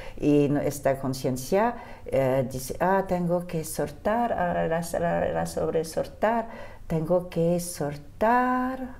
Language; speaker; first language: Spanish; non-native, fluent; French